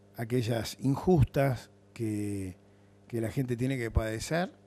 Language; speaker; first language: Spanish; native; Spanish